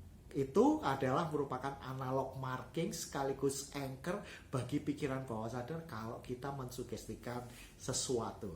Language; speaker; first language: Indonesian; native; Indonesian